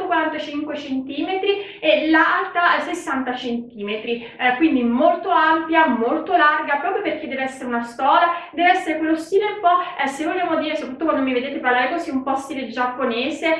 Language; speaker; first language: Italian; native; Italian